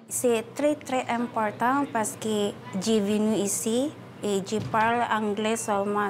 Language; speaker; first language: French; non-native, learner; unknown